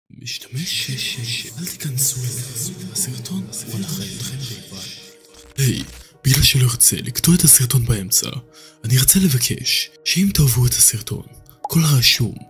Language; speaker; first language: Hebrew; native; Hebrew